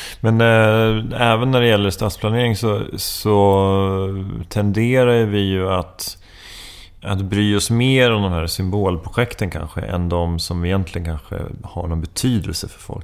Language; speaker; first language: Swedish; native; Swedish